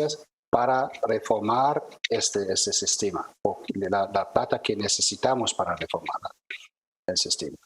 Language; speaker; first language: Spanish; non-native, fluent; German